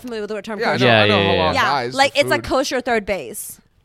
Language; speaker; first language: English; early bilingual, other home language; Arabic